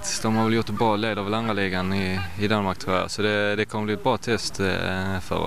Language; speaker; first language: Swedish; native; Swedish